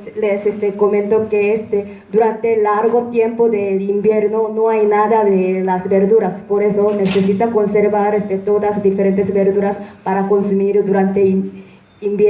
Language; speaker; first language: Spanish; non-native, fluent; Korean